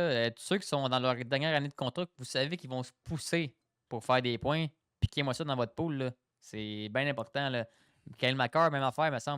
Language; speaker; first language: French; native; French